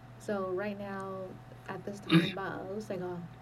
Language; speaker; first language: Vietnamese; early bilingual, other home language; English